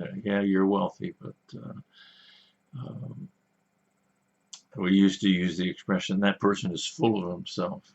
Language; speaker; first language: English; native; English